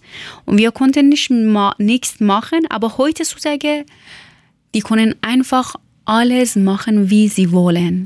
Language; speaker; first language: German; non-native, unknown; Persian